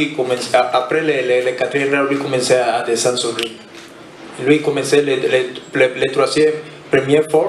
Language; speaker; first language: French; non-native, learner; Spanish